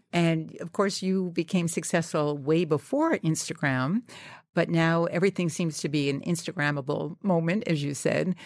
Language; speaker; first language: English; native; English